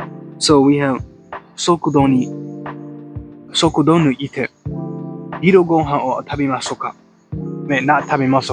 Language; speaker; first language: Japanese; non-native, learner; English